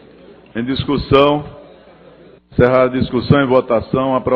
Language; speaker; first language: Portuguese; native; Portuguese